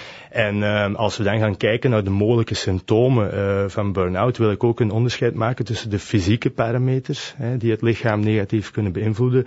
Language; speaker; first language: Dutch; native; Dutch